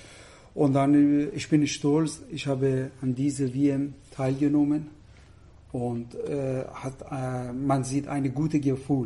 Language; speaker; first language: German; non-native, fluent; Persian